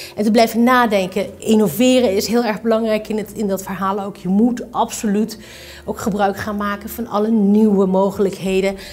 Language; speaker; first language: Dutch; early bilingual, other home language; Spanish